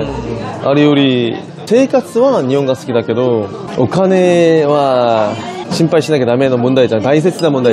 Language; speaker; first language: Japanese; non-native, fluent; Korean